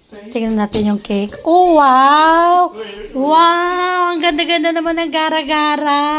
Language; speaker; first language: Filipino; native; Filipino